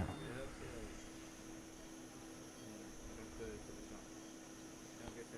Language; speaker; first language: Spanish; native; Spanish